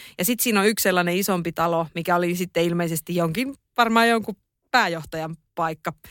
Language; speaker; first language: Finnish; native; Finnish